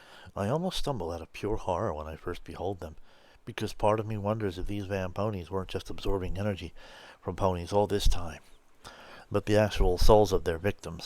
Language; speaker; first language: English; native; English